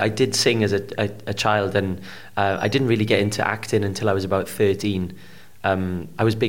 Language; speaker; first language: English; native; English